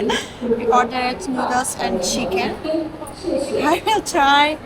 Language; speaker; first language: English; non-native, learner; Russian